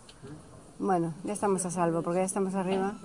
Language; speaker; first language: Spanish; native; Spanish